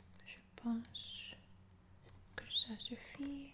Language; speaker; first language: French; non-native, fluent; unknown